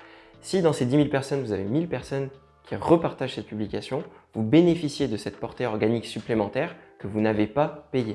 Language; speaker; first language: French; native; French